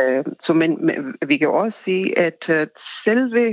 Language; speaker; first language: Danish; non-native, fluent; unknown